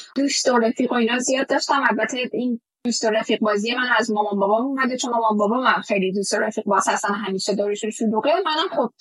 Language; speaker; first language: Persian; native; Persian